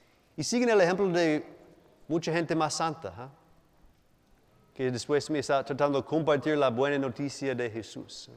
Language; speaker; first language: Spanish; non-native, fluent; English